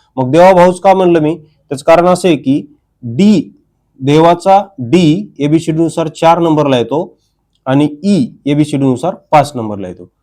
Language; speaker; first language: Marathi; native; Marathi